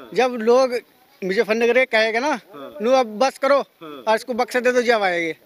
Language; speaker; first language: Hindi; native; Hindi